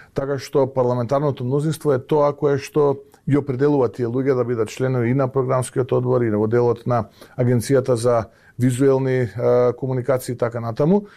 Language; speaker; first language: Macedonian; native; Macedonian